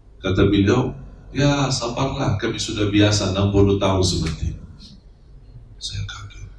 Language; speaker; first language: Indonesian; non-native, fluent; Arabic